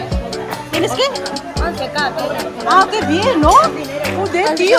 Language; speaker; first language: Spanish; non-native, fluent; Filipino